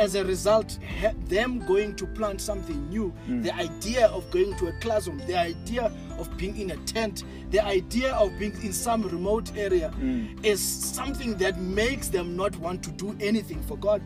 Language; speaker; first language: English; non-native, local second language; Xhosa